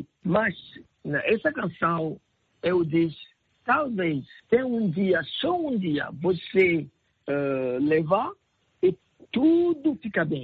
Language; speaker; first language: Portuguese; non-native, learner; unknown